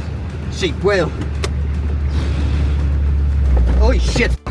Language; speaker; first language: Spanish; non-native, learner; English